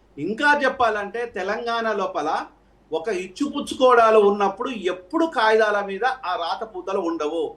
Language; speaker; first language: Telugu; native; Telugu